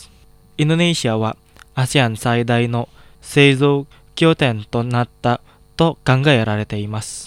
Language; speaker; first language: Japanese; non-native, fluent; Indonesian